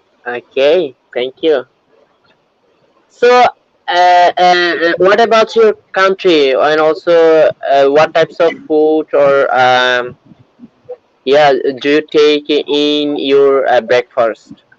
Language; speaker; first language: English; non-native, learner; Bangla